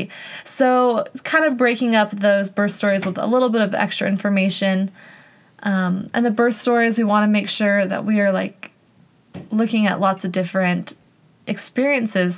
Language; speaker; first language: English; native; English